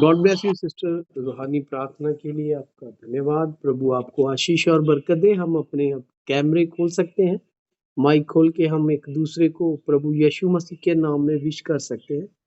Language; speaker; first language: Hindi; non-native, local second language; Punjabi